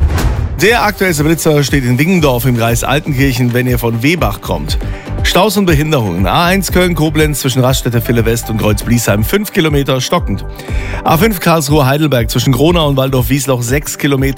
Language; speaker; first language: German; native; German